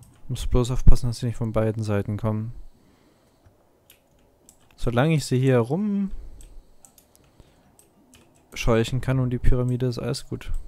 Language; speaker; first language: German; native; German